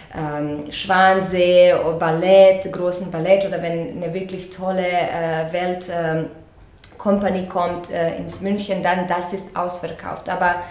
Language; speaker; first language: German; non-native, fluent; Croatian